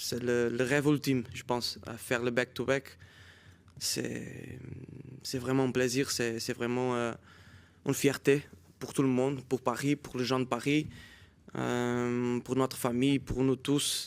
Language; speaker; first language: French; non-native, fluent; Portuguese